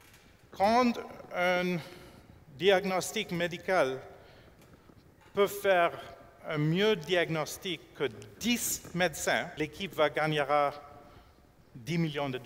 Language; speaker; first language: French; non-native, fluent; English